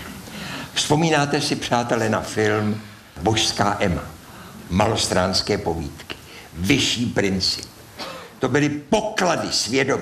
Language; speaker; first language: Czech; native; Czech